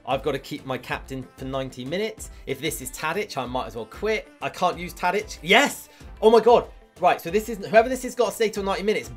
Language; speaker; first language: English; native; English